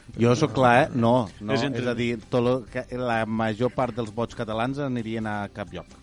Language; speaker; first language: Catalan; native; Catalan